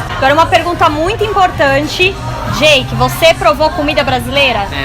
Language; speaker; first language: Portuguese; native; Portuguese